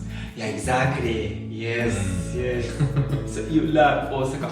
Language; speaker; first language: English; non-native, learner; Japanese